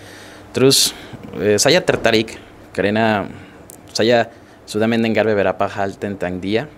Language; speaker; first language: Indonesian; non-native, fluent; Spanish